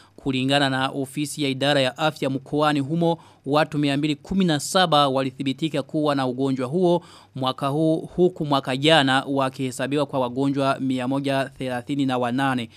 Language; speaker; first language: Swahili; non-native, local second language; Rundi